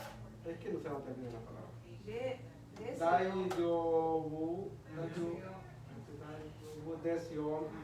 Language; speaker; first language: Japanese; non-native, learner; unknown